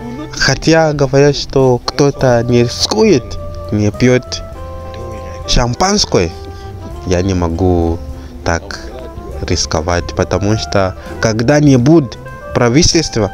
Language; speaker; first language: Russian; non-native, fluent; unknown